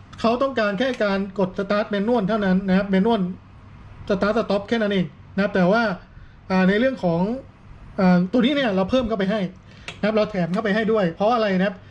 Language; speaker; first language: Thai; native; Thai